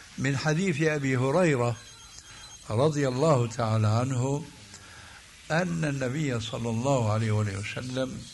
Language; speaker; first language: Arabic; native; Arabic